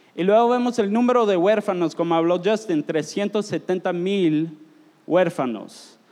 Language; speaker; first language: Spanish; non-native, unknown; English